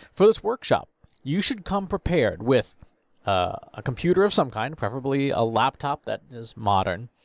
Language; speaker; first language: English; native; English